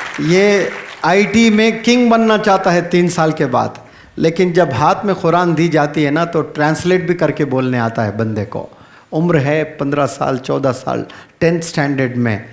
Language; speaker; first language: Urdu; native; Urdu